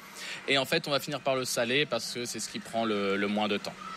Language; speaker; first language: French; native; French